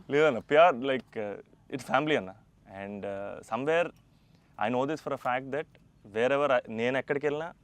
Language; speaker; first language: Telugu; native; Telugu